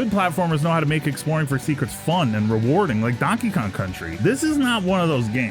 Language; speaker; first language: English; native; English